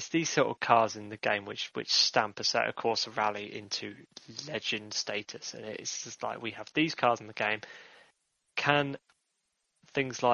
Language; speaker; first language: English; native; English